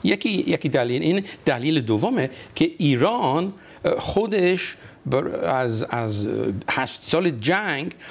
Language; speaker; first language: Persian; non-native, fluent; English